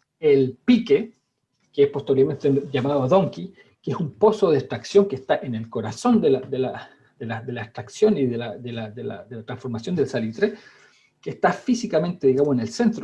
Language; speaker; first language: Spanish; native; Spanish